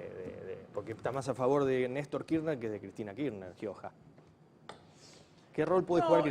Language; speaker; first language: Spanish; native; Spanish